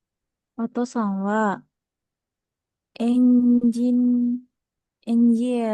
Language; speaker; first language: Japanese; non-native, learner; Indonesian